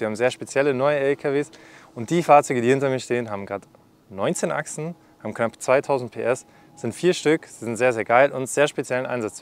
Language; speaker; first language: German; native; German